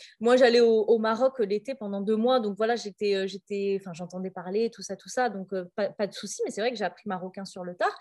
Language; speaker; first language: French; native; French